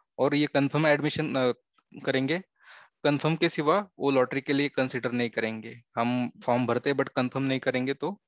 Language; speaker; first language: Hindi; non-native, local second language; Marathi